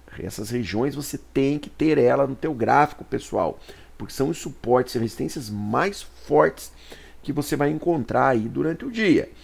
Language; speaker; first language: Portuguese; native; Portuguese